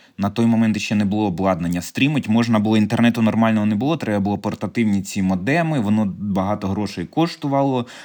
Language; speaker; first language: Ukrainian; native; Ukrainian